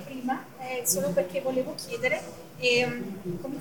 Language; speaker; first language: Italian; non-native, learner; English